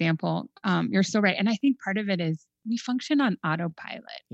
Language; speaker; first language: English; native; English